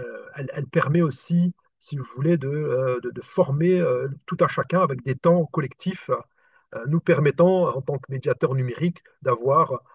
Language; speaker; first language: French; native; French